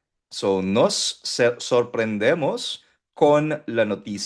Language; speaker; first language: Spanish; non-native, fluent; Filipino